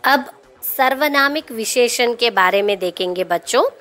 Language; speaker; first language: Hindi; non-native, local second language; Telugu